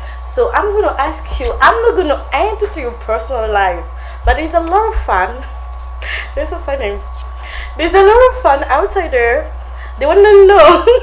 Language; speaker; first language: English; non-native, learner; French